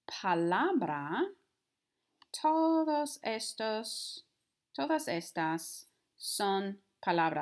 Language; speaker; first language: Spanish; non-native, fluent; English